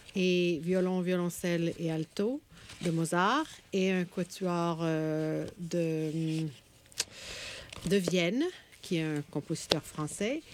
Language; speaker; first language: French; native; French